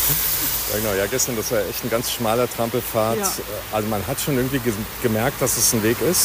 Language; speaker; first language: German; native; German